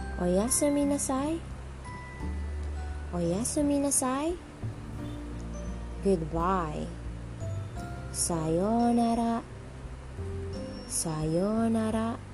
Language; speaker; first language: Japanese; non-native, learner; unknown